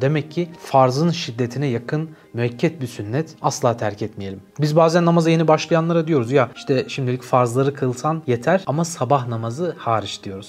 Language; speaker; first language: Turkish; native; Turkish